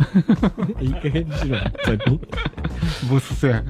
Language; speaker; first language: Japanese; native; Japanese